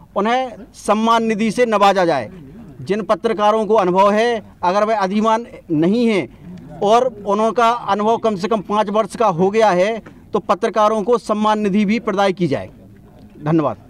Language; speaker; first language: Hindi; native; Hindi